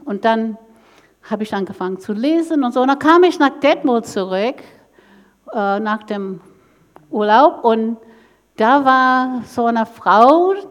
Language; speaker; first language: German; non-native, fluent; English